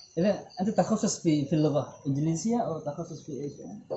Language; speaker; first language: Arabic; non-native, fluent; Indonesian